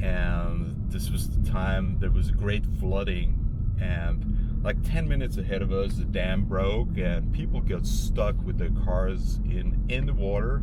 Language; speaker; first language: English; non-native, fluent; German